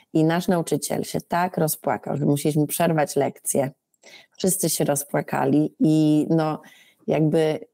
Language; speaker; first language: Polish; early bilingual, heritage; Polish